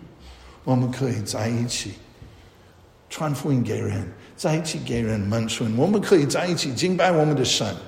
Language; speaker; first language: Chinese; non-native, fluent; English